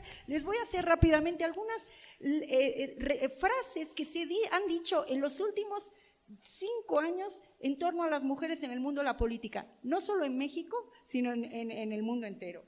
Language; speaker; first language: Spanish; native; Spanish